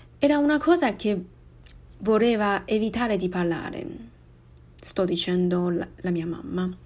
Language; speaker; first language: Italian; non-native, fluent; Chinese